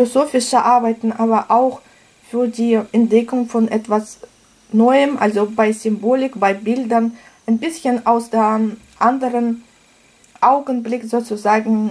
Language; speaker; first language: German; non-native, fluent; Russian